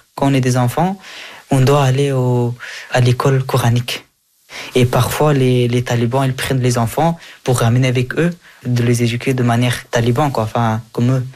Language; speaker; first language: French; early bilingual, other home language; Persian